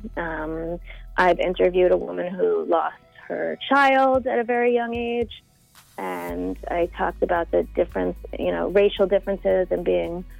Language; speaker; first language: English; native; English